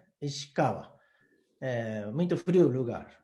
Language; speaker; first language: Portuguese; non-native, learner; Japanese